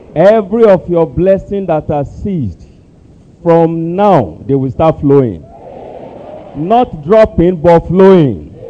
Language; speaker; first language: English; non-native, local second language; Yoruba